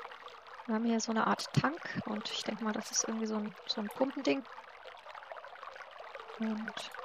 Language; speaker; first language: German; native; German